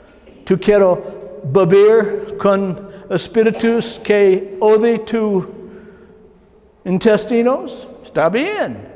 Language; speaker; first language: Spanish; non-native, learner; English